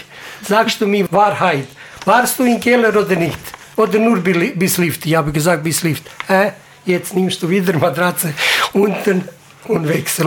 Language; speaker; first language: German; non-native, learner; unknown